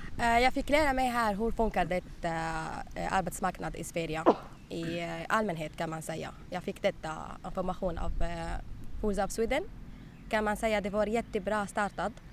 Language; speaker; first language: Swedish; non-native, learner; Arabic